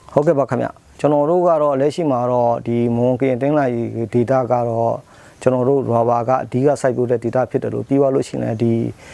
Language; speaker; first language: Burmese; non-native, local second language; Mon